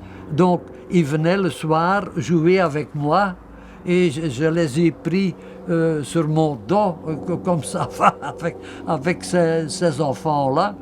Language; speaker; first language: French; non-native, local second language; Dutch